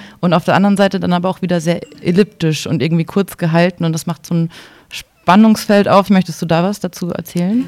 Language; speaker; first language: German; native; German